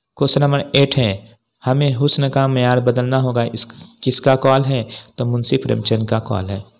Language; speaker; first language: Urdu; native; Urdu